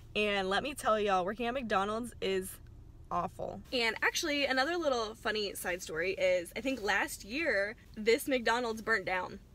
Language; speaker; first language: English; native; English